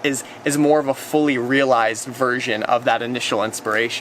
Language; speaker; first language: English; native; English